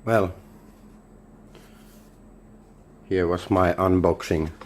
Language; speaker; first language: English; non-native, learner; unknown